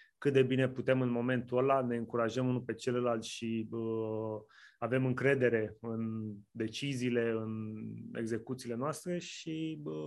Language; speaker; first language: Romanian; native; Romanian